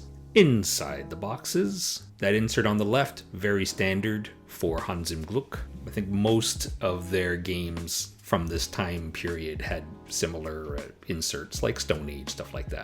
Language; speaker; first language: English; native; English